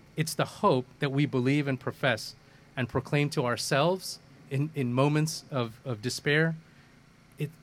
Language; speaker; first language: English; early bilingual, other home language; Malayalam